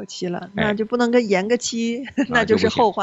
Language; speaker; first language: Chinese; native; Chinese